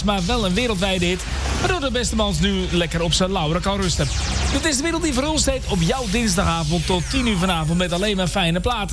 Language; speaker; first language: Dutch; native; Dutch